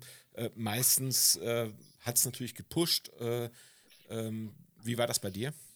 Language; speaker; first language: German; native; German